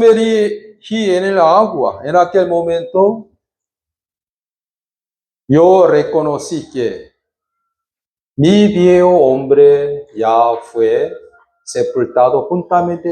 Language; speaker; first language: Spanish; non-native, fluent; Korean